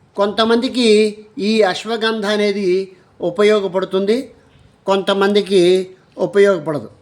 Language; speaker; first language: Telugu; native; Telugu